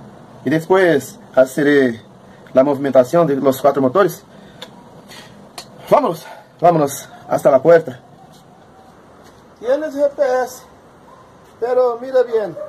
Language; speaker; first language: Spanish; non-native, learner; Portuguese